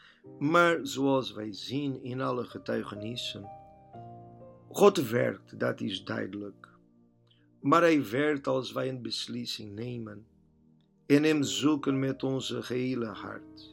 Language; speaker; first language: Dutch; non-native, learner; Portuguese